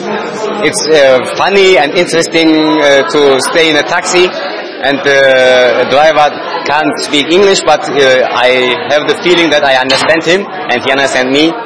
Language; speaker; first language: English; non-native, learner; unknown